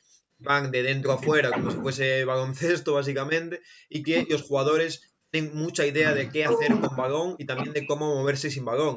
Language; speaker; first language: Spanish; native; Spanish